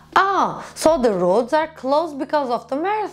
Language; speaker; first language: English; non-native, fluent; Turkish